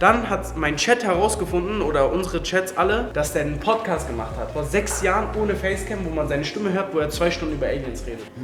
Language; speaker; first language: German; native; German